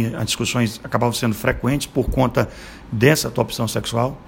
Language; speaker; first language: Portuguese; native; Portuguese